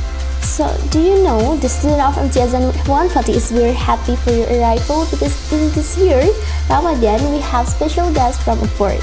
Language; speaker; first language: English; non-native, learner; Indonesian